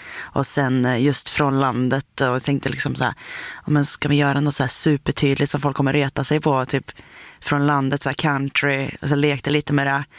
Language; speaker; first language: Swedish; native; Swedish